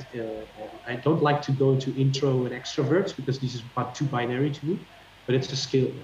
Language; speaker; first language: English; non-native, fluent; Dutch